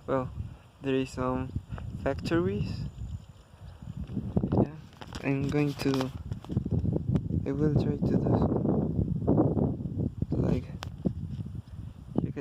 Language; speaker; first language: English; non-native, learner; Spanish